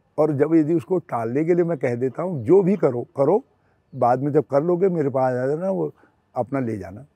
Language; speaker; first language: Hindi; native; Hindi